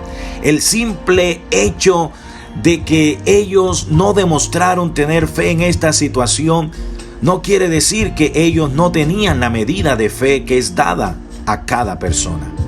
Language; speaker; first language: Spanish; native; Spanish